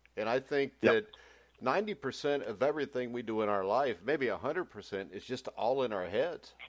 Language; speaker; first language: English; native; English